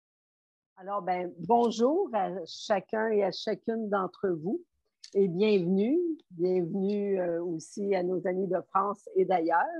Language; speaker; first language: French; native; French